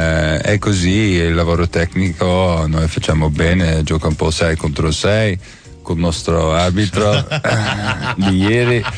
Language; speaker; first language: Italian; non-native, learner; Dutch